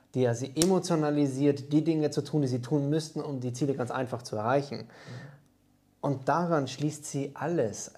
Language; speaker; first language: German; native; German